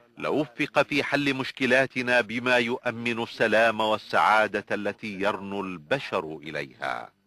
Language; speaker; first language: Arabic; native; Arabic